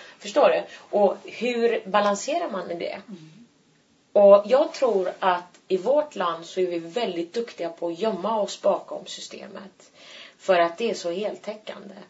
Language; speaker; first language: Swedish; early bilingual, other home language; Turkish